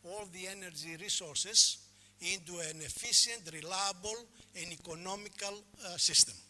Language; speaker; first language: English; non-native, fluent; Greek